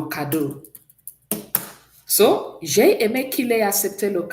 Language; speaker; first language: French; non-native, fluent; English